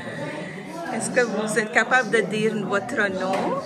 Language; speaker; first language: French; non-native, learner; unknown